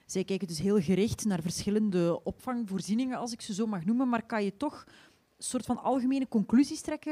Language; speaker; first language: Dutch; native; Dutch